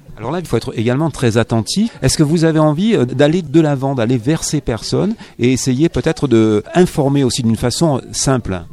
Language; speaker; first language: French; native; French